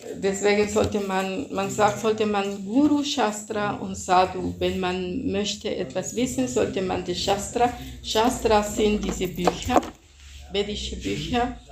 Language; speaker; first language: German; non-native, fluent; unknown